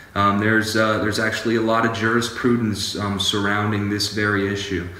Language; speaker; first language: English; native; English